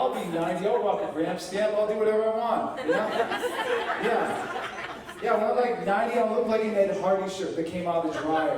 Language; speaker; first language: English; native; English